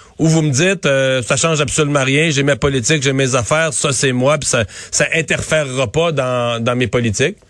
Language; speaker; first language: French; native; French